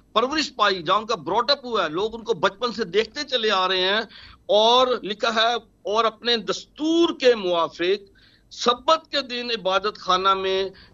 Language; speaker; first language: Urdu; non-native, local second language; Punjabi